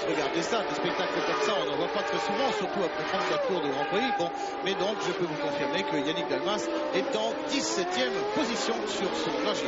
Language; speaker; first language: French; native; French